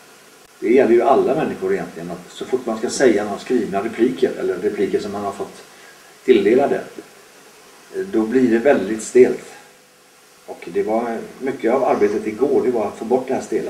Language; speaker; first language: Swedish; native; Swedish